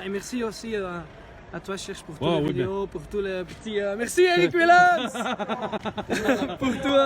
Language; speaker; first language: French; non-native, learner; Dutch